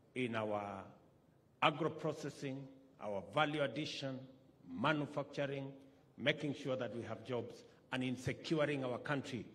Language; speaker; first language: English; non-native, local second language; Kalenjin